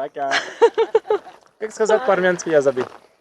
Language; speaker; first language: Russian; non-native, learner; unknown